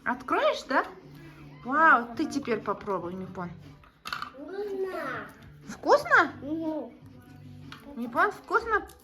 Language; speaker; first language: Russian; non-native, local second language; Kazakh